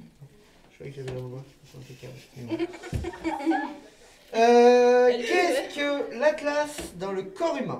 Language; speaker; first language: French; native; French